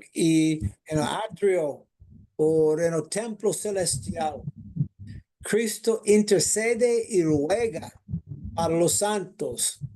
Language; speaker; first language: Spanish; non-native, fluent; English